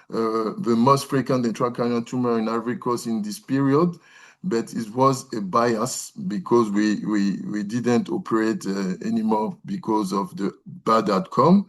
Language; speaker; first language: English; non-native, learner; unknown